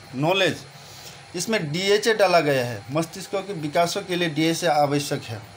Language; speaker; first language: Hindi; non-native, local second language; Assamese